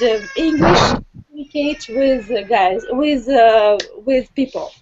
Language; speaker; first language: English; non-native, learner; Russian